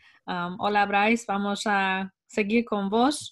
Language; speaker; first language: Spanish; non-native, fluent; English